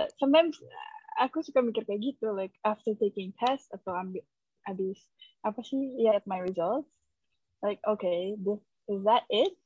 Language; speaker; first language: English; early bilingual, other home language; Indonesian